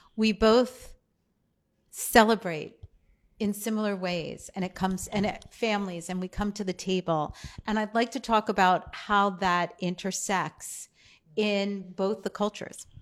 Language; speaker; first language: English; native; English